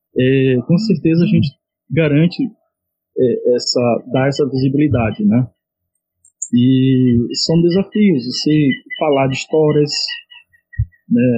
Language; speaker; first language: Portuguese; non-native, local second language; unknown